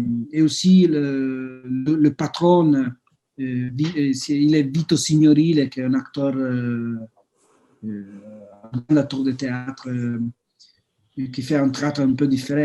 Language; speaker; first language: French; non-native, fluent; Italian